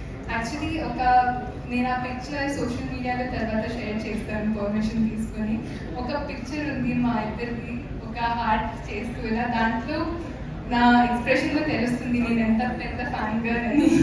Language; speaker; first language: Telugu; non-native, fluent; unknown